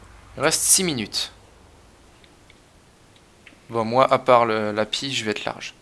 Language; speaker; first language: French; native; French